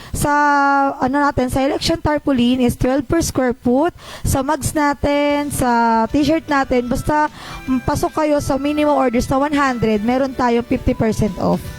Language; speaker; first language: Filipino; native; Filipino